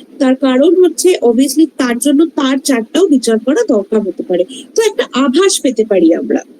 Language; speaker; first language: Bangla; non-native, local second language; Hindi